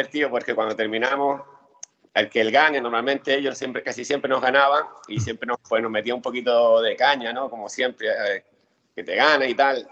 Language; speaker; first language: Spanish; native; Spanish